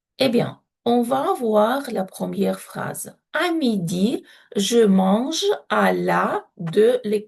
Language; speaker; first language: French; non-native, fluent; Ukrainian